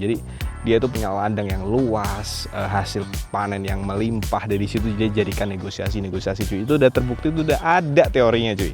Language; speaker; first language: Indonesian; native; Indonesian